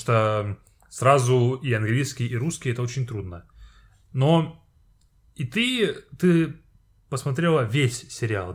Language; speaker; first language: Russian; non-native, fluent; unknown